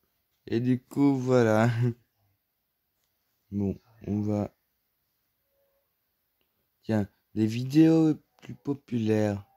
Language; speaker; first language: French; native; French